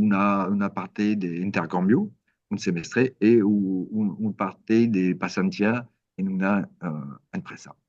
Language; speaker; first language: Spanish; non-native, learner; French